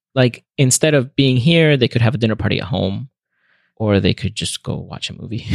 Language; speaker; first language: English; non-native, fluent; Spanish